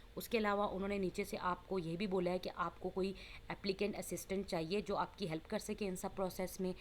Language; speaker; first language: Hindi; non-native, local second language; Punjabi